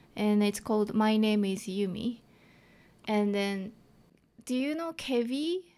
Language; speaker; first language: English; non-native, fluent; Japanese